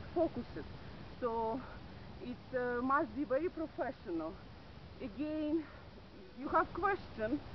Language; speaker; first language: English; non-native, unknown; Russian